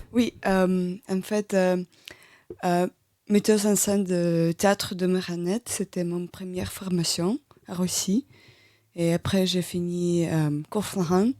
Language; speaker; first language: French; non-native, learner; Russian